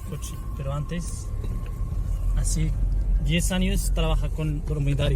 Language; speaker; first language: Spanish; non-native, learner; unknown